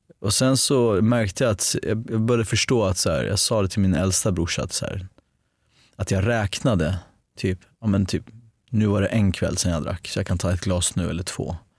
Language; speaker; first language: Swedish; early bilingual, other home language; Armenian